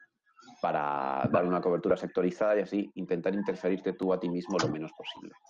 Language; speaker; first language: Spanish; native; Spanish